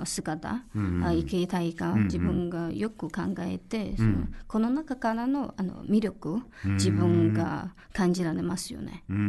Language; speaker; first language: Japanese; non-native, learner; Chinese